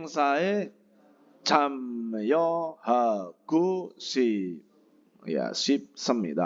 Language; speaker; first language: Korean; non-native, fluent; Indonesian